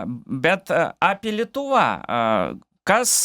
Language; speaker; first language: Lithuanian; non-native, learner; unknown